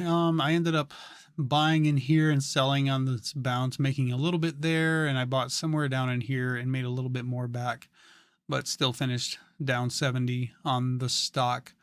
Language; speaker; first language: English; native; English